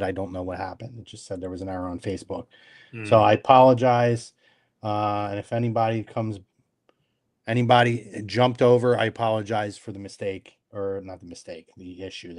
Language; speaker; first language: English; native; English